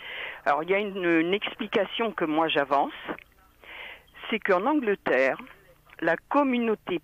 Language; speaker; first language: French; native; French